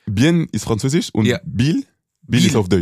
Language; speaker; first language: German; non-native, local second language; French